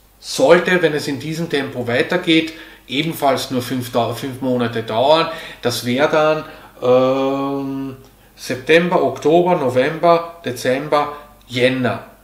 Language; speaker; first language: German; early bilingual, other home language; Hungarian